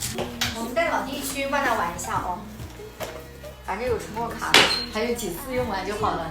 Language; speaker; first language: Chinese; native; Chinese